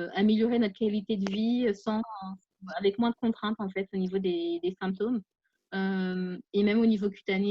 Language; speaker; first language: French; native; French